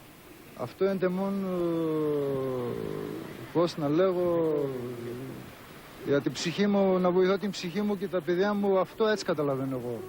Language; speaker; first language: Greek; early bilingual, heritage; Greek